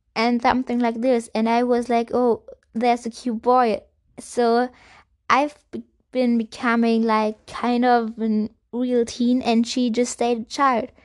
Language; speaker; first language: English; non-native, fluent; German